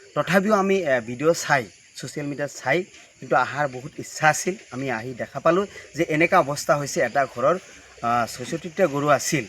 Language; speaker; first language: Assamese; non-native, local second language; Bangla